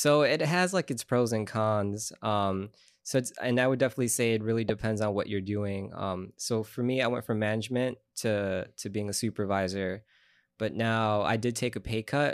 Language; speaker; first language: English; native; English